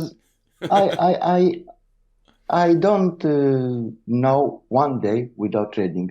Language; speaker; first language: English; non-native, learner; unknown